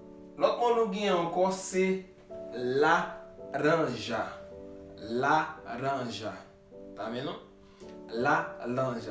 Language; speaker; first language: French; non-native, learner; Haitian Creole